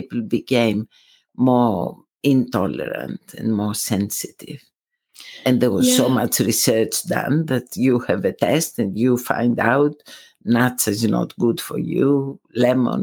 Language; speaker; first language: English; non-native, fluent; Greek